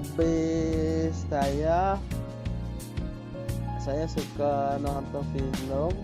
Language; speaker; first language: Indonesian; non-native, learner; Thai